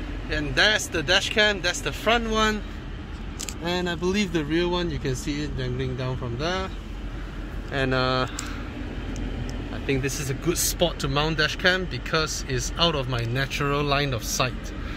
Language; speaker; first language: English; non-native, local second language; Chinese